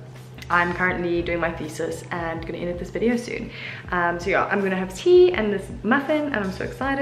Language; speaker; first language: English; native; English